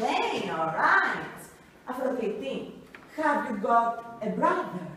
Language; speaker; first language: English; non-native, fluent; Greek